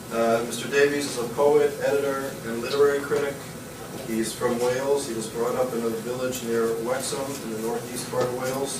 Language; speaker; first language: English; native; English